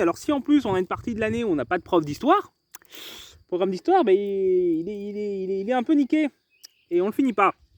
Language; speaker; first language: French; native; French